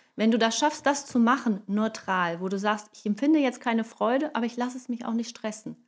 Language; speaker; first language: German; non-native, fluent; Portuguese